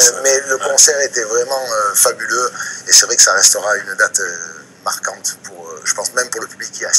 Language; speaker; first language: French; native; French